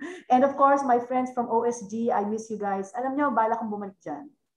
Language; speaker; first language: English; non-native, local second language; Filipino